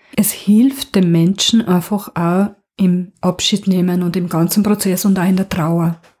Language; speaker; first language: German; native; German